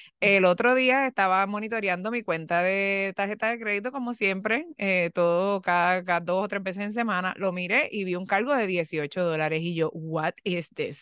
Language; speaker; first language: Spanish; early bilingual, heritage; Spanish